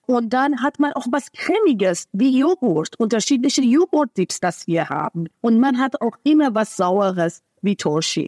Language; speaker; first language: German; non-native, fluent; Persian